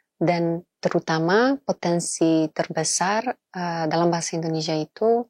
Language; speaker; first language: Indonesian; non-native, fluent; Polish